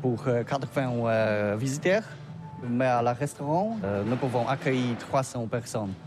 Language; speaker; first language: French; non-native, learner; Polish